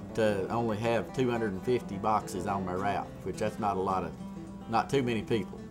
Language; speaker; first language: English; native; English